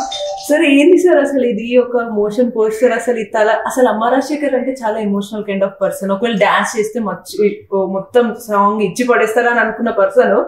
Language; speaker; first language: Telugu; native; Telugu